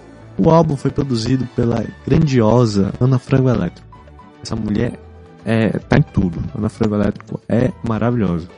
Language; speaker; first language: Portuguese; native; Portuguese